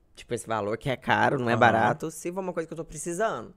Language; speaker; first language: Portuguese; native; Portuguese